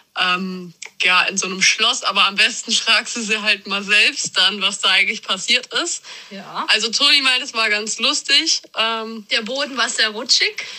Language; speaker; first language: German; native; German